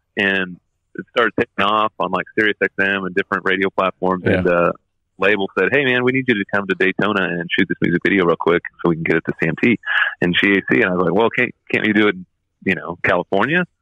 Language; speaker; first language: English; native; English